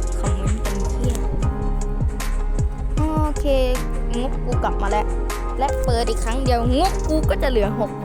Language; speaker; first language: Thai; native; Thai